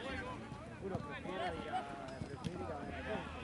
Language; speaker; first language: Spanish; native; Spanish